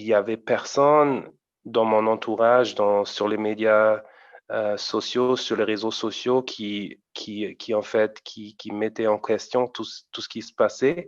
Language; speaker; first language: French; non-native, fluent; German